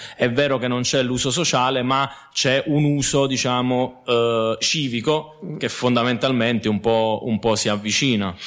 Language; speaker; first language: Italian; native; Italian